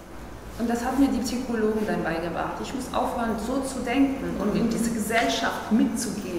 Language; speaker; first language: German; non-native, fluent; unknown